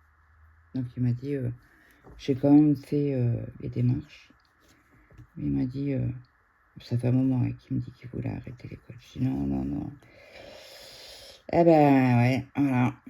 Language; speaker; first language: French; native; French